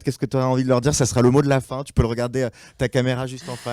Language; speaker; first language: French; native; French